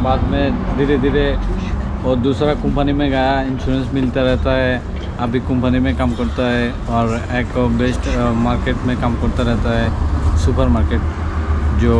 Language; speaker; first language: Hindi; non-native, learner; Bangla